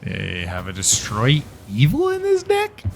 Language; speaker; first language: English; native; English